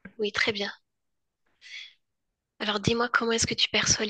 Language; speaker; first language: French; native; French